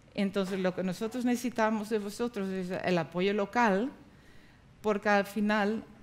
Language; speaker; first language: Spanish; non-native, fluent; Dutch